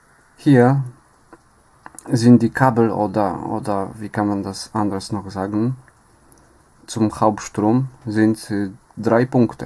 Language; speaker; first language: German; non-native, learner; Polish